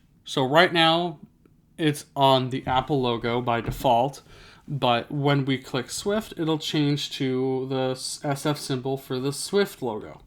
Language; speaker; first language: English; native; English